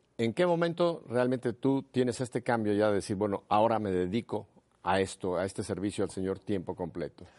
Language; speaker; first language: Spanish; native; Spanish